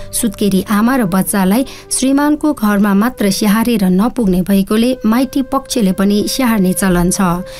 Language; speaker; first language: Nepali; non-native, local second language; Newari